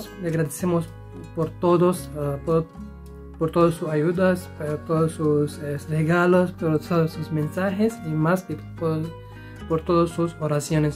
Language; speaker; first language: Spanish; non-native, learner; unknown